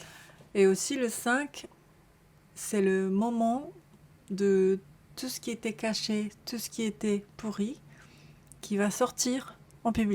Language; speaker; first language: French; non-native, learner; Japanese